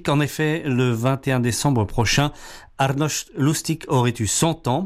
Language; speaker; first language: French; native; French